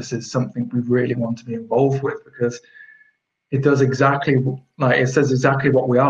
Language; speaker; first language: English; native; English